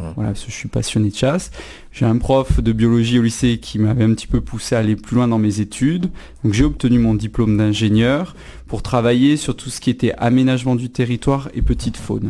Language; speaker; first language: French; native; French